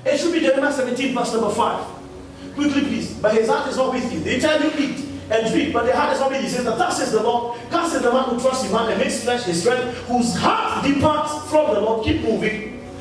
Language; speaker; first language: English; non-native, local second language; Swahili